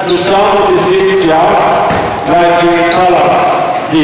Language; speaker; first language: English; non-native, learner; Swedish